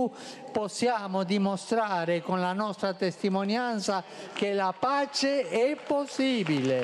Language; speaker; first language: Italian; non-native, fluent; Spanish